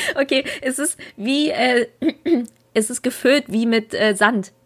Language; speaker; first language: German; native; German